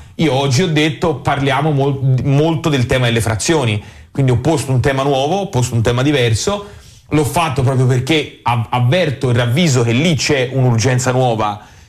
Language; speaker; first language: Italian; native; Italian